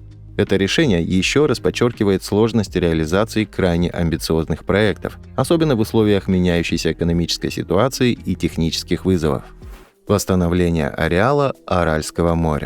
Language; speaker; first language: Russian; native; Russian